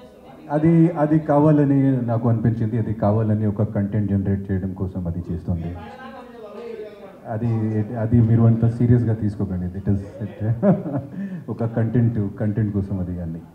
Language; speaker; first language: Telugu; non-native, fluent; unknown